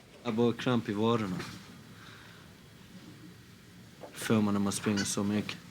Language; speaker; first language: Swedish; early bilingual, other home language; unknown